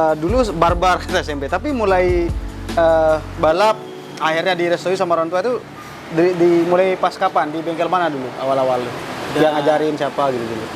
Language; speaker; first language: Indonesian; native; Indonesian